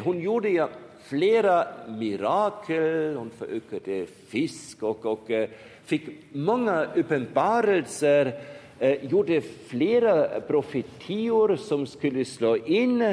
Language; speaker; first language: Swedish; non-native, fluent; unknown